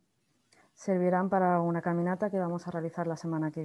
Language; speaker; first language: Spanish; native; Spanish